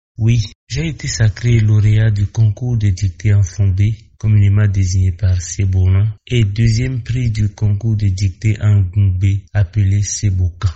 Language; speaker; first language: French; non-native, local second language; Fon